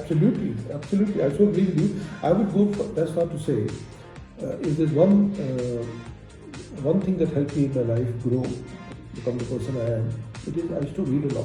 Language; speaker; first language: English; non-native, local second language; Hindi